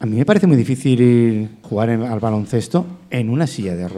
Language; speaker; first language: Spanish; native; Spanish